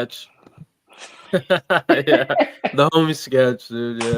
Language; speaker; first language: English; native; English